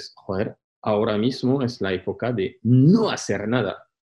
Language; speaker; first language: Spanish; non-native, fluent; French